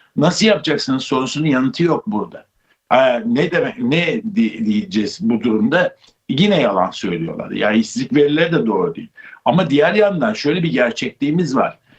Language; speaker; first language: Turkish; native; Turkish